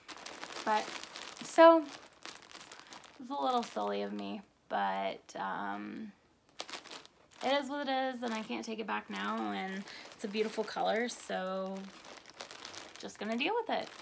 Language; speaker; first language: English; native; English